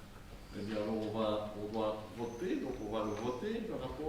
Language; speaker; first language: French; native; French